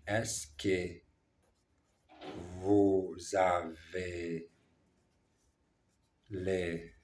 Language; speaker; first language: French; non-native, learner; Portuguese